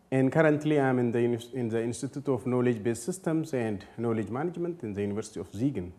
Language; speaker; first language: English; non-native, fluent; Amharic